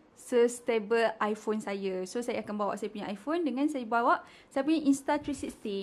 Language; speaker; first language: Malay; native; Malay